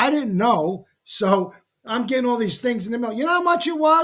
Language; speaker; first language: English; native; English